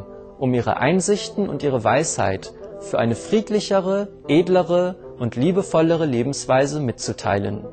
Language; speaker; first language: German; native; German